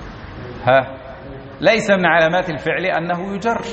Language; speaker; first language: Arabic; native; Arabic